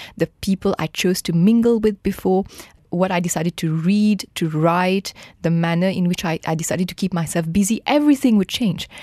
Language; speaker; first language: English; non-native, fluent; Morisyen